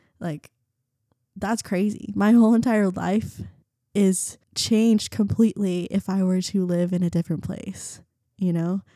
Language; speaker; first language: English; early bilingual, other home language; Vietnamese